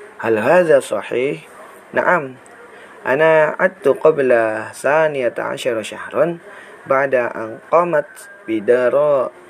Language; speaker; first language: Arabic; non-native, learner; Indonesian